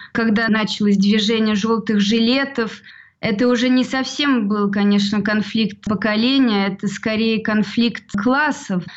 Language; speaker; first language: Russian; early bilingual, heritage; Russian